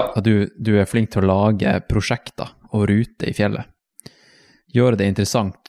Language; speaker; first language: Norwegian; native; Norwegian